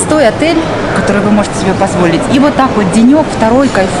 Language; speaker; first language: Russian; native; Russian